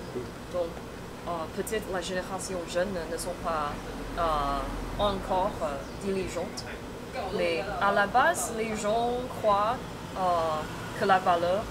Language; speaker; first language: French; non-native, fluent; Chinese